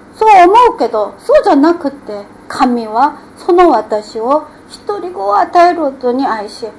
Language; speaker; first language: Japanese; non-native, fluent; Korean